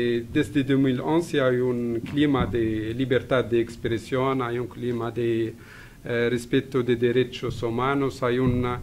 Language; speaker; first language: Spanish; non-native, fluent; Arabic